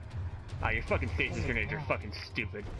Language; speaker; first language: English; native; English